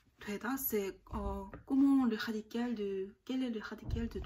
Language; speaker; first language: French; non-native, learner; Korean